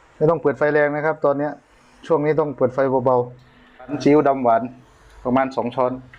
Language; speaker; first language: Thai; native; Thai